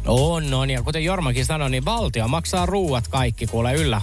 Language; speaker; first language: Finnish; native; Finnish